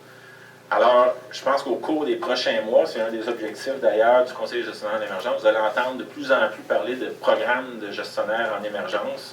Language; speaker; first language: French; native; French